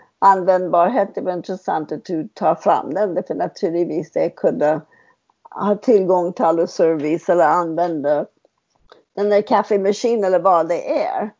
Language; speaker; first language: Swedish; non-native, fluent; English